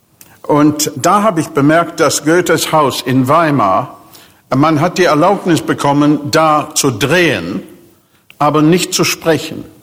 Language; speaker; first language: German; non-native, fluent; English